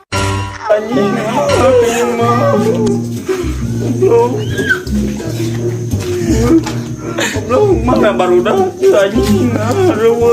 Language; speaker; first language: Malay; non-native, local second language; Sundanese